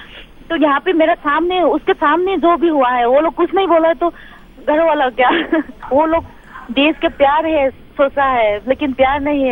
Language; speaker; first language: Hindi; non-native, local second language; Manipuri